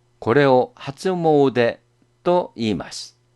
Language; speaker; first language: Japanese; non-native, fluent; Korean